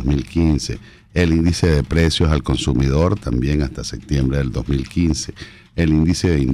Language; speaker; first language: Spanish; native; Spanish